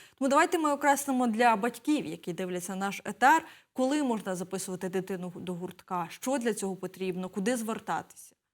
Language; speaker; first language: Ukrainian; native; Ukrainian